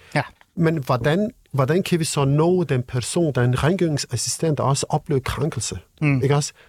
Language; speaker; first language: Danish; non-native, fluent; Kurdish